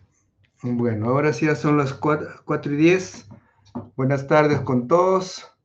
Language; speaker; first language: Spanish; native; Spanish